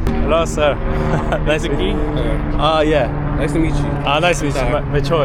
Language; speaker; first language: English; non-native, learner; Korean